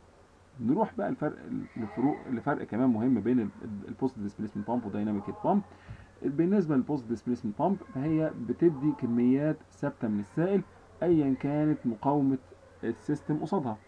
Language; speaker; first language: Arabic; native; Arabic